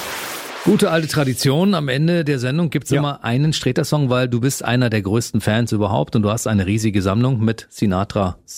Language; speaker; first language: German; native; German